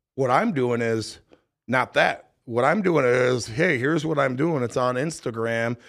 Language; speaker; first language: English; native; English